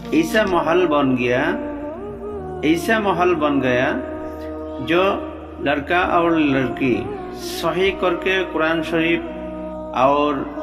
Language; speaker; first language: Hindi; non-native, local second language; Bangla